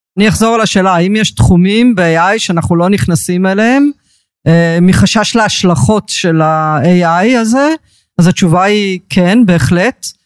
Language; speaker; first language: Hebrew; early bilingual, heritage; Hebrew